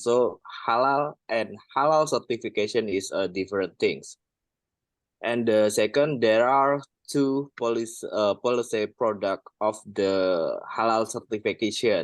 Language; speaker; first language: English; non-native, fluent; Indonesian